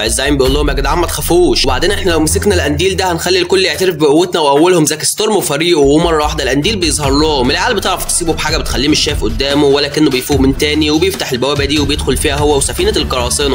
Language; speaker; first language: Arabic; native; Arabic